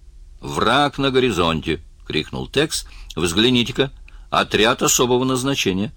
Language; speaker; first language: Russian; native; Russian